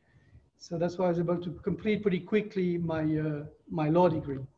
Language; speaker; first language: English; non-native, fluent; French